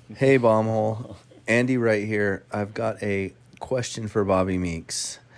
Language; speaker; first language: English; native; English